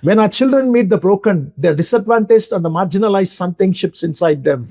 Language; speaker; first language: English; non-native, local second language; Telugu